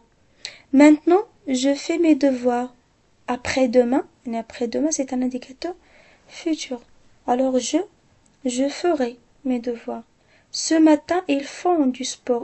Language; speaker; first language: French; non-native, local second language; Arabic